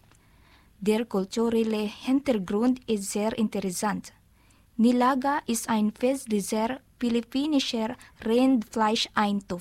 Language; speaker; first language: German; non-native, learner; Filipino